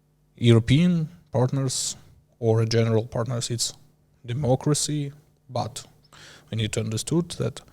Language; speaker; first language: English; non-native, learner; Ukrainian